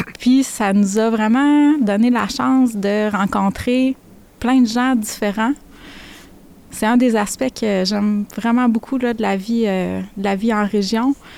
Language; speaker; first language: French; native; French